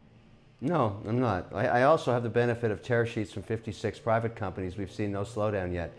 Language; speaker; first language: English; native; English